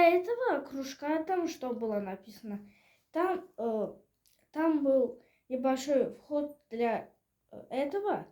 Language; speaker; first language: Russian; non-native, local second language; Azerbaijani